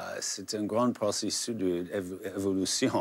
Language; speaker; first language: French; non-native, fluent; English